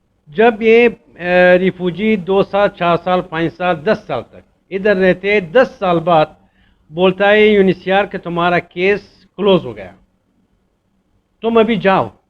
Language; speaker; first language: Hindi; non-native, fluent; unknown